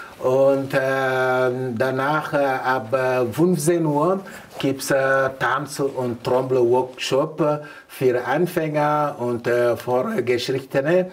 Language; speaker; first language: German; non-native, learner; Mandingo